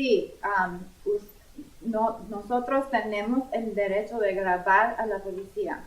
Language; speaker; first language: Spanish; non-native, fluent; English